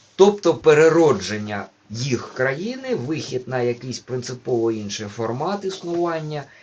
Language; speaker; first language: Ukrainian; non-native, local second language; Russian